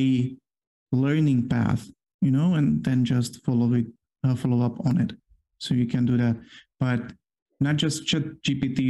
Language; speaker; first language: English; non-native, fluent; Polish